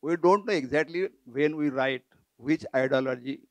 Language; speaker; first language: English; non-native, local second language; Marathi